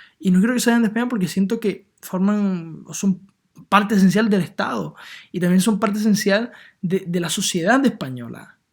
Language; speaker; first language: Spanish; native; Spanish